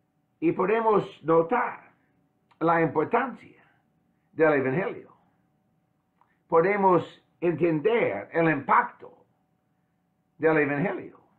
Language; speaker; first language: Spanish; non-native, fluent; English